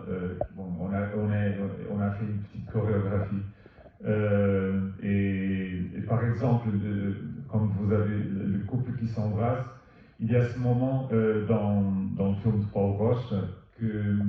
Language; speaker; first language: French; non-native, fluent; Portuguese